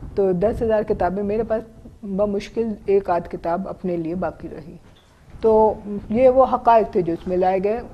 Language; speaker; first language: Urdu; non-native, local second language; Baluchi